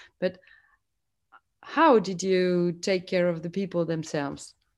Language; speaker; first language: English; non-native, fluent; French